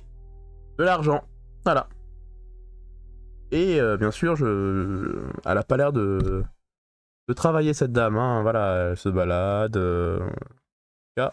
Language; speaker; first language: French; native; French